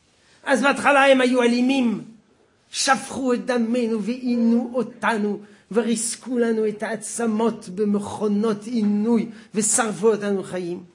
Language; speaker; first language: Hebrew; non-native, fluent; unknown